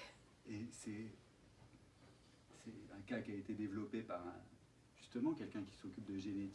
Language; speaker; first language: French; native; French